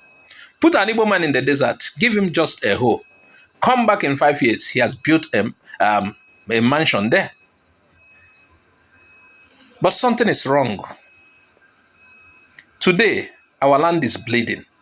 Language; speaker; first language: English; non-native, local second language; Igbo